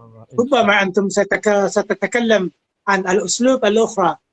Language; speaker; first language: Arabic; non-native, fluent; Indonesian